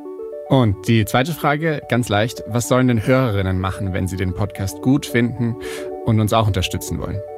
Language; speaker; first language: German; native; German